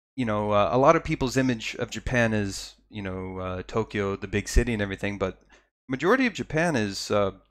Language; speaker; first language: English; native; English